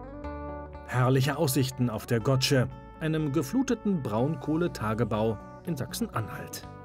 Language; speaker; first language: German; native; German